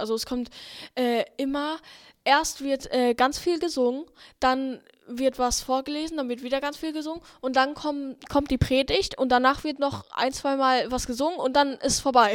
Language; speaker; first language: German; native; German